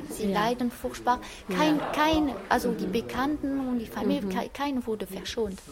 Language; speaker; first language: German; non-native, fluent; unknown